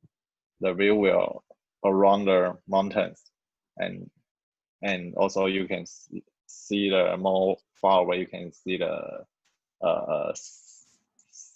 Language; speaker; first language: English; non-native, learner; Chinese